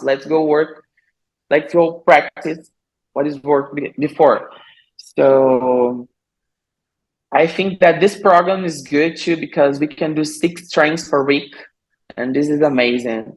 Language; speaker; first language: English; non-native, learner; Portuguese